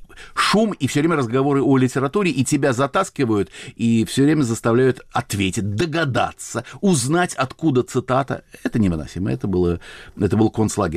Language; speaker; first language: Russian; native; Russian